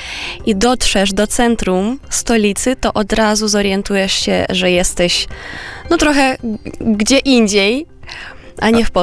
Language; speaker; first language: Polish; non-native, fluent; Romanian